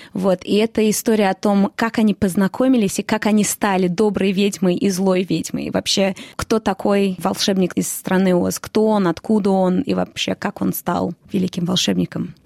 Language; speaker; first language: Russian; early bilingual, heritage; Russian